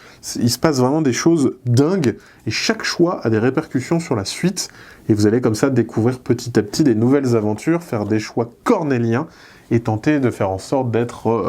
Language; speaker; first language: French; native; French